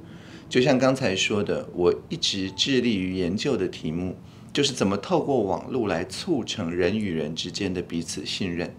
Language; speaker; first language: Chinese; native; Chinese